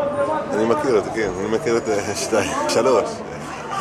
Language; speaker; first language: Hebrew; non-native, learner; Arabic